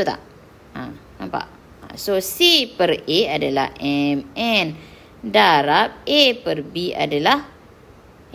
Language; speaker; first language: Malay; native; Malay